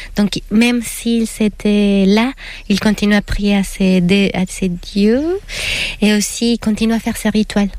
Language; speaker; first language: French; non-native, fluent; Spanish